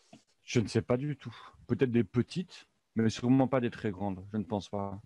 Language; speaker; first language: French; native; French